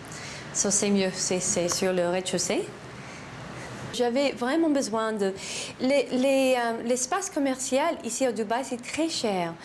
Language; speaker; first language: French; non-native, learner; English